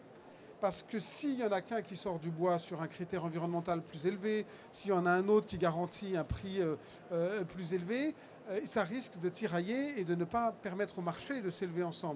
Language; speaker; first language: French; native; French